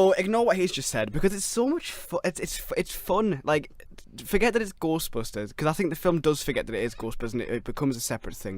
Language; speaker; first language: English; native; English